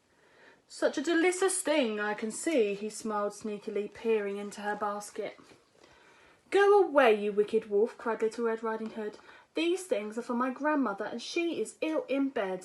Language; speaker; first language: English; native; English